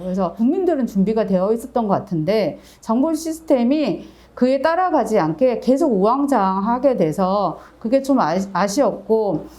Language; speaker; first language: Korean; native; Korean